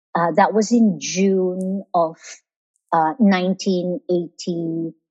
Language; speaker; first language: English; non-native, local second language; Filipino